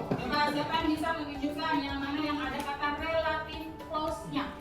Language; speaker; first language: Indonesian; native; Indonesian